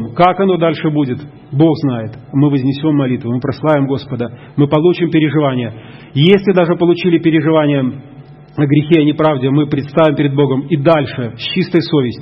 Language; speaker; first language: Russian; native; Russian